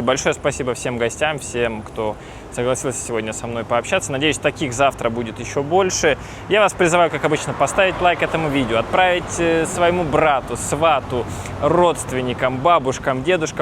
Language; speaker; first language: Russian; native; Russian